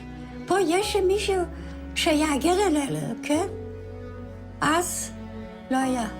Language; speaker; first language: Hebrew; non-native, fluent; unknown